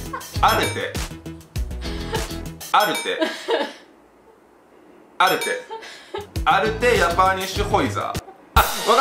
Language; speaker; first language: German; non-native, learner; Japanese